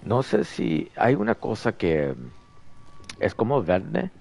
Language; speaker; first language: Spanish; early bilingual, heritage; Spanish